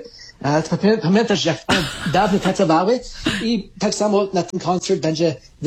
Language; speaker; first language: Polish; early bilingual, heritage; Polish